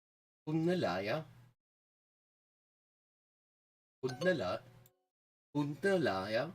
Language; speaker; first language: Danish; non-native, learner; German